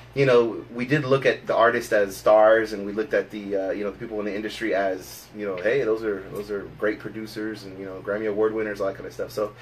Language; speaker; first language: English; native; English